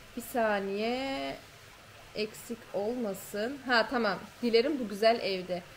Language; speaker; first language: Turkish; early bilingual, heritage; Turkish